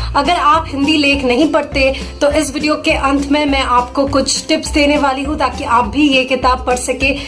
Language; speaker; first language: Hindi; non-native, local second language; Bangla